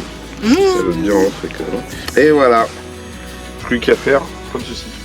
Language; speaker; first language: French; native; French